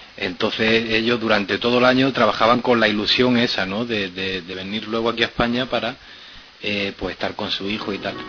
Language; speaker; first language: Spanish; native; Spanish